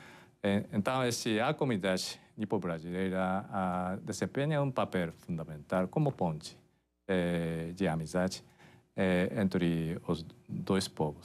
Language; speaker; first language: Portuguese; non-native, fluent; Japanese